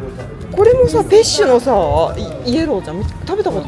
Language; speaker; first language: Japanese; native; Japanese